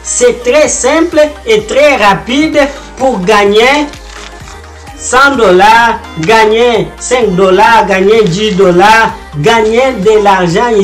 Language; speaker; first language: French; non-native, learner; Portuguese